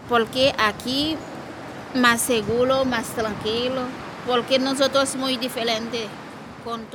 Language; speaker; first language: Spanish; non-native, learner; Haitian Creole